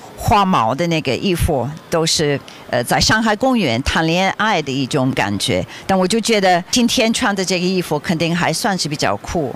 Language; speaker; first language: Chinese; non-native, fluent; English